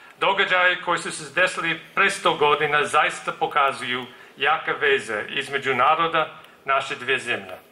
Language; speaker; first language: Serbian; non-native, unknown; English